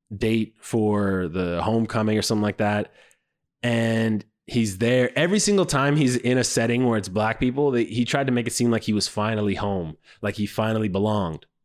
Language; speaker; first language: English; native; English